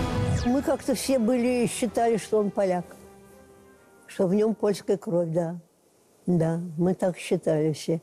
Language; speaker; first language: Russian; native; Russian